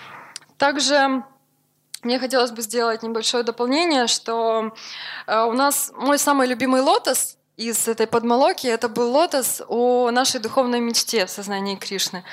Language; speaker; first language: Russian; native; Russian